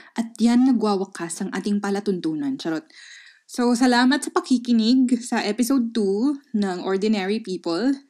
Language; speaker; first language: Filipino; non-native, local second language; Pampanga